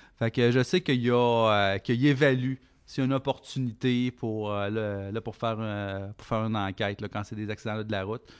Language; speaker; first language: French; native; French